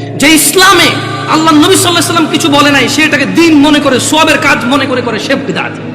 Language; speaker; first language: Bangla; early bilingual, heritage; Bangla